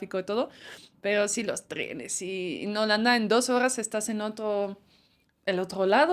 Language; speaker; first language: Spanish; non-native, fluent; Dutch